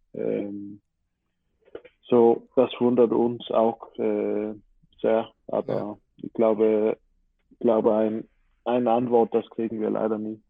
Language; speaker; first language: German; non-native, fluent; Danish